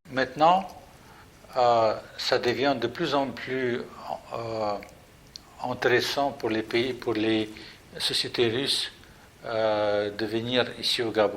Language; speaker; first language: French; non-native, fluent; Russian